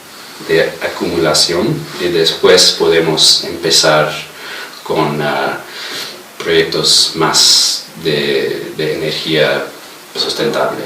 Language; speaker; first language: Spanish; non-native, fluent; English